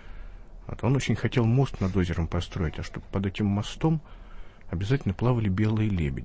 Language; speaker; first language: Russian; native; Russian